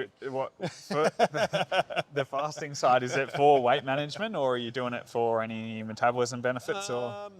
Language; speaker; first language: English; native; English